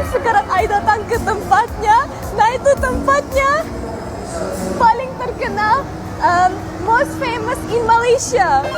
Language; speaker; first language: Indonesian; non-native, learner; English